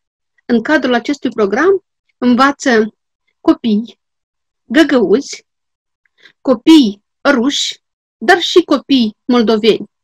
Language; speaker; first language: Romanian; non-native, local second language; Gagauz